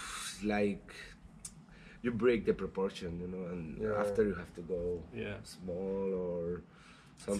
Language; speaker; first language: English; non-native, learner; Spanish